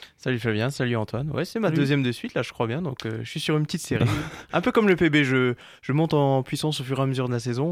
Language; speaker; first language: French; native; French